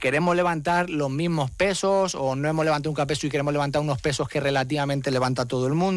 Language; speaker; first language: Spanish; native; Spanish